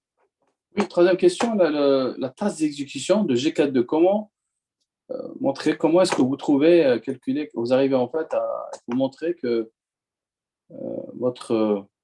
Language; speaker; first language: French; native; French